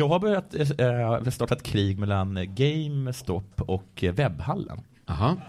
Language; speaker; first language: Swedish; native; Swedish